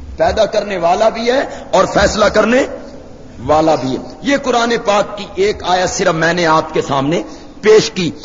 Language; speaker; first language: Urdu; non-native, local second language; Punjabi